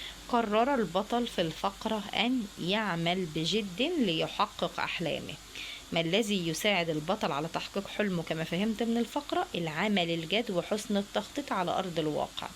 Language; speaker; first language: Arabic; native; Arabic